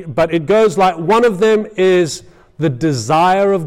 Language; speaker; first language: English; native; English